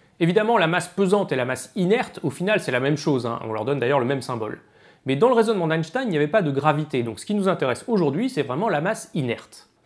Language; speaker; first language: French; native; French